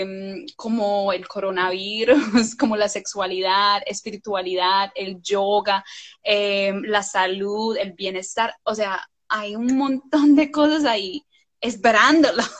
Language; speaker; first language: Spanish; non-native, fluent; English